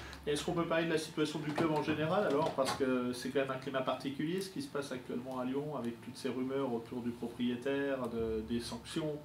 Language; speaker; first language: French; native; French